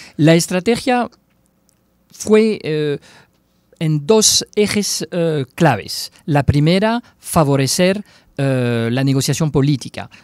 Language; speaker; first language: Spanish; non-native, fluent; French